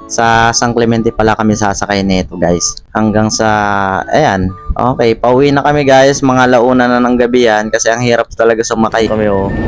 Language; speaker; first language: Filipino; non-native, local second language; Iloko